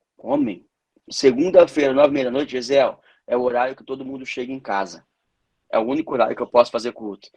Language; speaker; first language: Portuguese; native; Portuguese